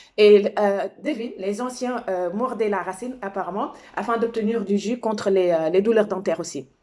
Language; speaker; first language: French; non-native, local second language; Wolof